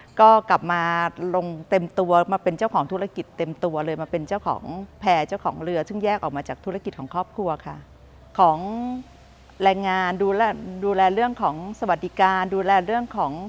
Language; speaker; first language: Thai; native; Thai